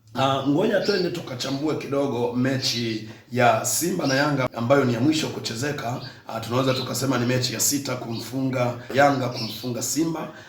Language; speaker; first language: Swahili; native; Swahili